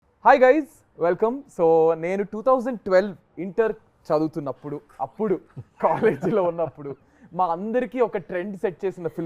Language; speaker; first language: Telugu; native; Telugu